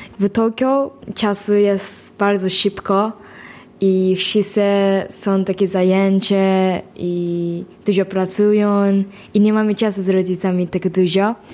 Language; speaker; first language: Polish; non-native, learner; Japanese